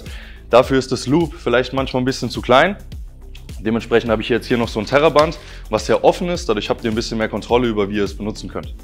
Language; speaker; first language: German; native; German